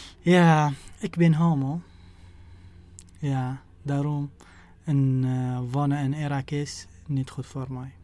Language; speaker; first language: Dutch; non-native, learner; Arabic